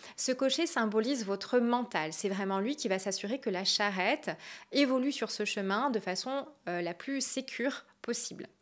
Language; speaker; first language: French; native; French